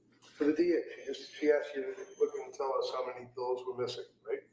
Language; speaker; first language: English; native; English